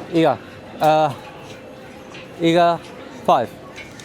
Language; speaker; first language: Chinese; non-native, learner; English